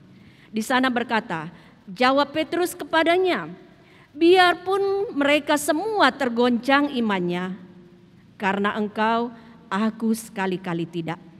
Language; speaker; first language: Indonesian; native; Indonesian